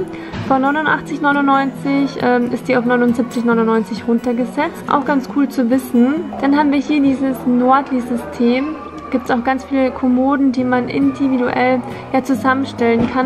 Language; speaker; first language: German; native; German